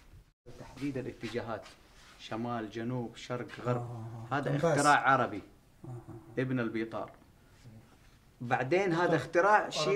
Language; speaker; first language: Arabic; non-native, learner; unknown